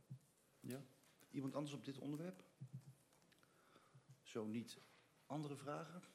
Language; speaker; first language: Dutch; native; Dutch